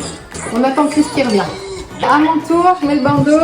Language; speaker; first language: French; native; French